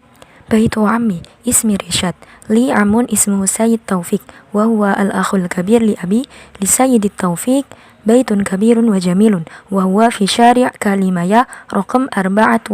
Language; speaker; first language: Arabic; non-native, learner; Indonesian